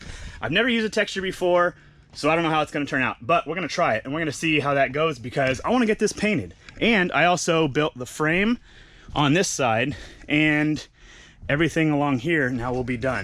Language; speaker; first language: English; native; English